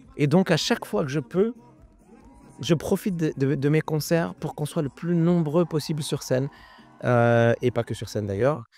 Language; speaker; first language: French; early bilingual, other home language; Arabic